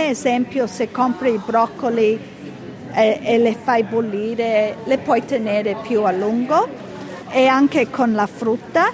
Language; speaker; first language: Italian; early bilingual, heritage; Italian